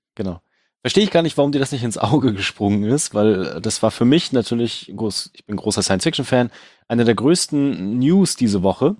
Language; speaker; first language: German; native; German